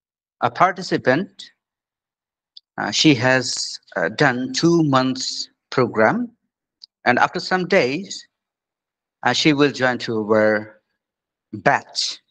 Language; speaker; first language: English; non-native, fluent; Bangla